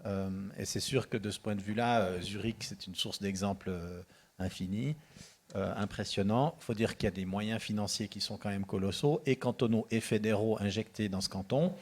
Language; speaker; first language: French; native; French